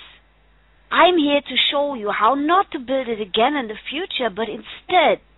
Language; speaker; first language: English; non-native, fluent; German